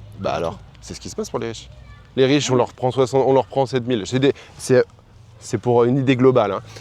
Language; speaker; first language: French; native; French